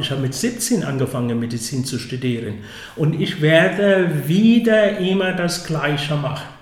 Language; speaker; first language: German; non-native, fluent; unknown